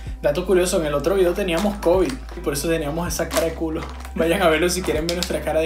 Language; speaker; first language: Spanish; native; Spanish